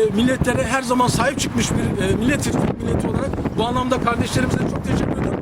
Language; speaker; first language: Turkish; native; Turkish